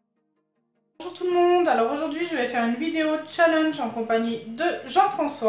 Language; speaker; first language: French; native; French